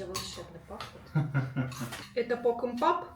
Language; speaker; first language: Russian; native; Russian